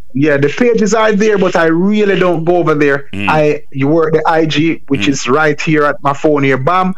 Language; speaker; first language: English; non-native, local second language; Jamaican Creole English